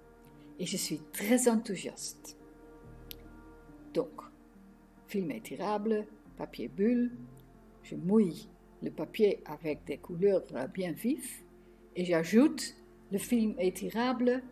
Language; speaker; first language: French; non-native, fluent; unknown